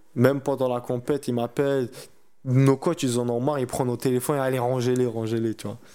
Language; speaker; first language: French; early bilingual, other home language; Chechen